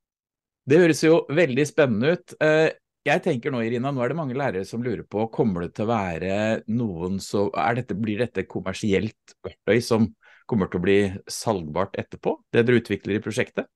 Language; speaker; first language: Norwegian; native; Norwegian